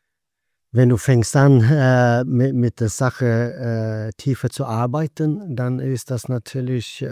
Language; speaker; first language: German; non-native, fluent; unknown